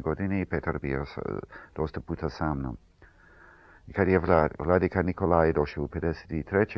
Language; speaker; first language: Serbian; early bilingual, heritage; Serbian